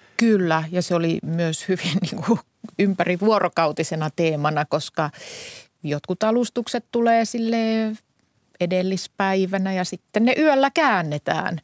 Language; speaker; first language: Finnish; native; Finnish